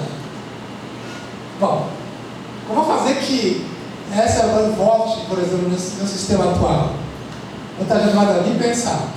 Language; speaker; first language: Portuguese; non-native, fluent; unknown